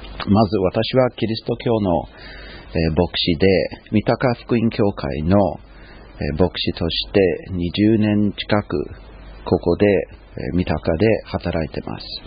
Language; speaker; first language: Japanese; non-native, fluent; English